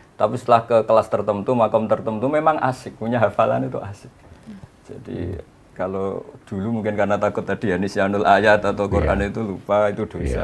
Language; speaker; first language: Indonesian; native; Indonesian